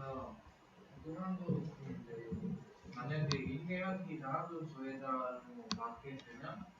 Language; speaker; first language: Korean; non-native, fluent; Vietnamese